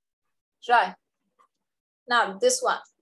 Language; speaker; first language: English; non-native, local second language; Vietnamese